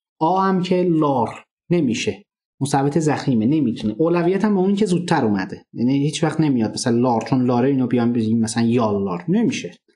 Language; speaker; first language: Persian; non-native, local second language; Azerbaijani